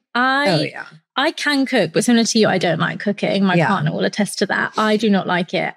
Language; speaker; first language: English; native; English